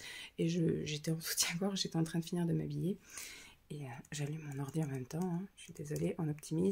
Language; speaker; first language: French; native; French